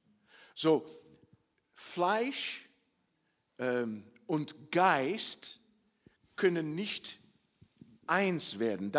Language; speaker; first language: German; non-native, learner; Dutch